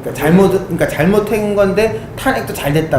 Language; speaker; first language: Korean; native; Korean